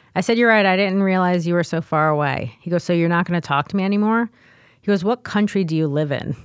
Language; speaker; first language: English; native; English